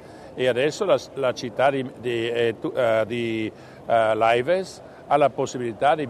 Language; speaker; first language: Italian; non-native, local second language; German